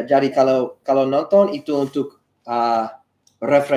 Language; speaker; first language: Indonesian; non-native, learner; English